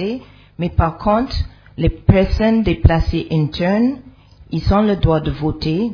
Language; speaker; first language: French; non-native, fluent; English